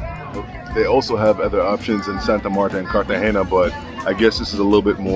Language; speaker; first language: English; native; English